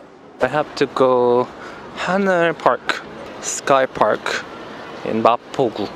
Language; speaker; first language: English; non-native, learner; Korean